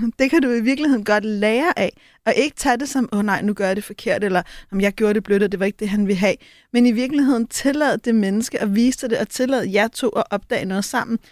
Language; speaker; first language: Danish; native; Danish